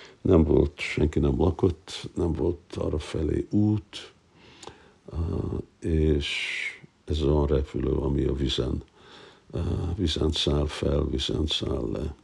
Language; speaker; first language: Hungarian; non-native, fluent; English